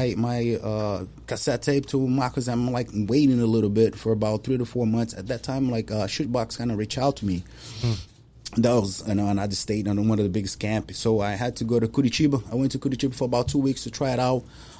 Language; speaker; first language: English; non-native, fluent; Portuguese